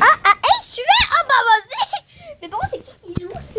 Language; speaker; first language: French; native; French